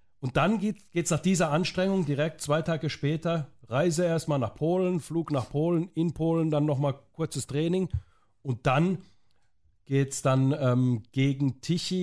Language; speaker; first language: German; native; German